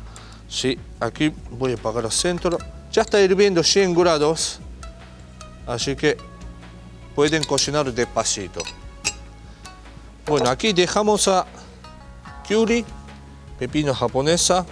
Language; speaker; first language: Spanish; non-native, learner; Japanese